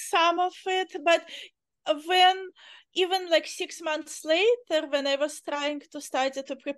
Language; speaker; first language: English; non-native, fluent; Uzbek